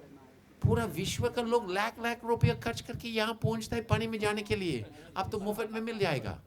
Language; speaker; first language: Hindi; non-native, fluent; English